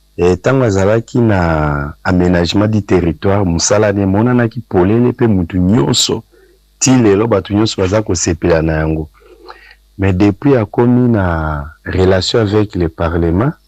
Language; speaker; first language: Lingala; native; Lingala